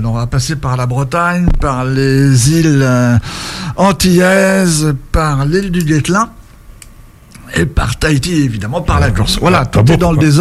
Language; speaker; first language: French; native; French